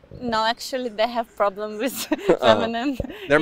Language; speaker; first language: English; non-native, fluent; Ukrainian